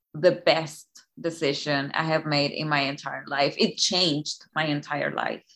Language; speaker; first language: English; non-native, fluent; Spanish